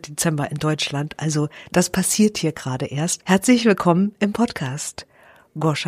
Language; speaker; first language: German; native; German